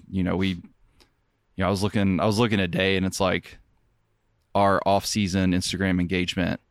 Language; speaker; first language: English; native; English